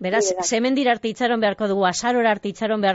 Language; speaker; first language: Basque; native; Basque